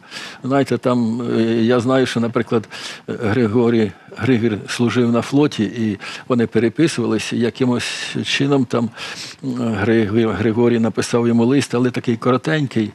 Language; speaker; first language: Ukrainian; native; Ukrainian